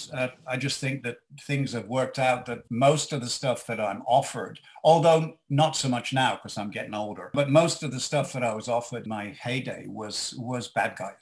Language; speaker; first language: English; native; English